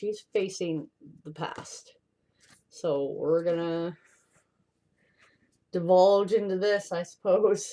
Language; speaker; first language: English; native; English